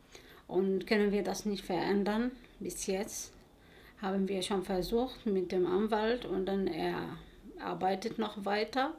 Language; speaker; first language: German; non-native, learner; Arabic